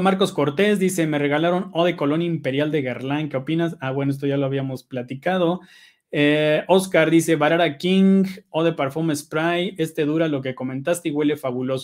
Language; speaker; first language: Spanish; native; Spanish